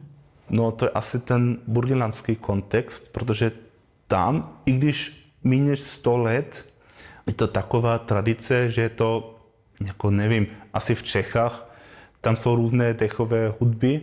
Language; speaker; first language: Czech; non-native, fluent; German